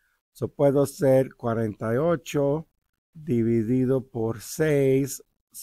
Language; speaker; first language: Spanish; early bilingual, heritage; Spanish